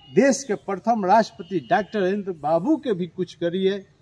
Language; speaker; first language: Hindi; native; Hindi